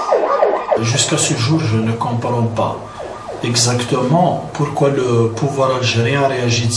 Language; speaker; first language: French; non-native, local second language; Kabyle